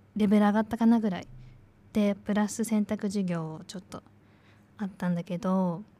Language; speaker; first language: Japanese; native; Japanese